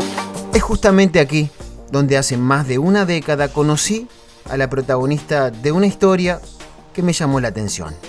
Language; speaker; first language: Spanish; native; Spanish